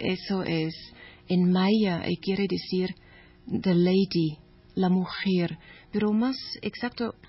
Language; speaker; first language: Spanish; non-native, learner; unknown